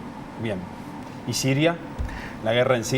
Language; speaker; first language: Spanish; native; Spanish